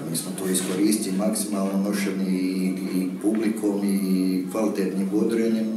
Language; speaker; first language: Croatian; native; Croatian